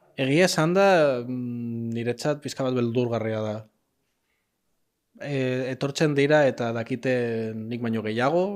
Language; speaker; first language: Basque; non-native, local second language; Spanish